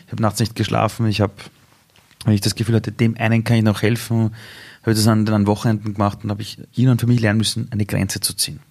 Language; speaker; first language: German; early bilingual, other home language; Persian